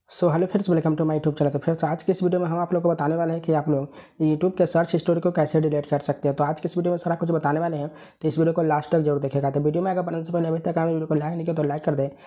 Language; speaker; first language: Hindi; native; Hindi